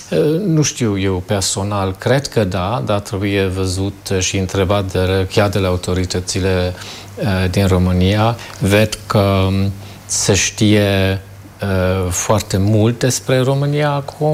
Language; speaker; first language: Romanian; non-native, fluent; German